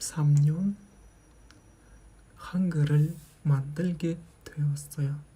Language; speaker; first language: Korean; non-native, fluent; Kazakh